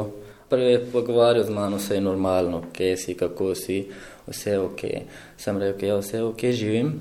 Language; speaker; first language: Slovenian; non-native, learner; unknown